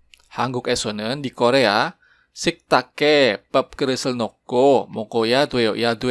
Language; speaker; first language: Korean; non-native, fluent; Indonesian